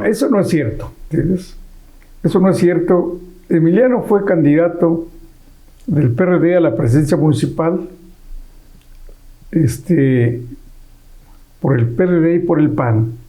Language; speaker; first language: Spanish; native; Spanish